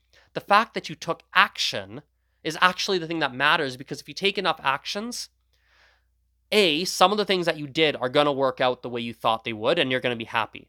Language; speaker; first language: English; early bilingual, other home language; Gujarati